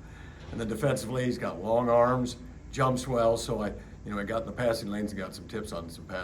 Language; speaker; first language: English; native; English